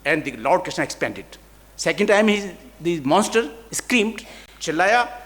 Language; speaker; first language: English; non-native, local second language; Hindi